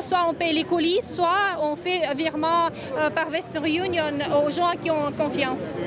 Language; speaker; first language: French; non-native, fluent; Russian